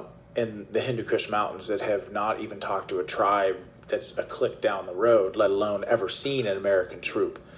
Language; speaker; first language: English; native; English